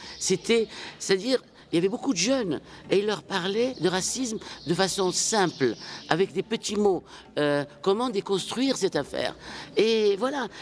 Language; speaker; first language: French; non-native, local second language; Arabic